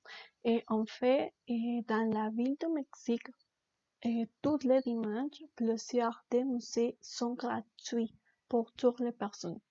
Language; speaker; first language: French; non-native, learner; Spanish